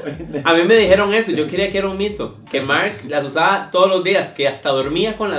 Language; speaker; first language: Spanish; native; Spanish